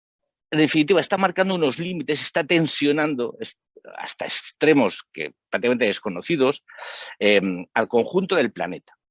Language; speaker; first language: Spanish; native; Spanish